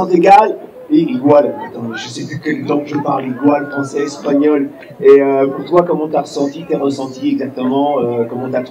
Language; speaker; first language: French; non-native, local second language; Arabic